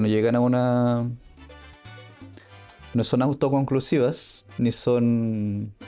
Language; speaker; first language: Spanish; native; Spanish